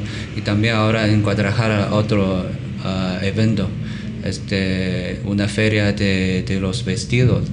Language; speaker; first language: Spanish; non-native, learner; Chinese